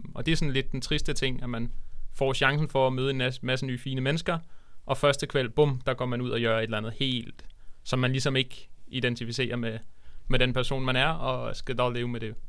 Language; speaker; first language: Danish; native; Danish